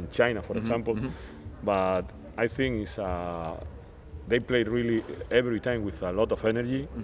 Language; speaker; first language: English; non-native, learner; Spanish